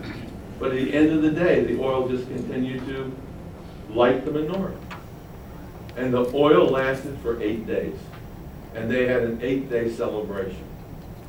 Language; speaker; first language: English; native; English